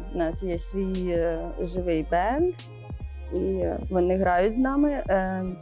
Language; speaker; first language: Ukrainian; native; Ukrainian